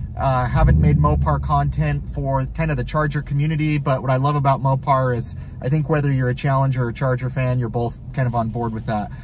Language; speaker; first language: English; native; English